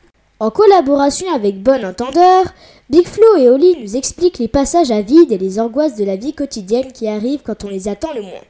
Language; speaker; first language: French; native; French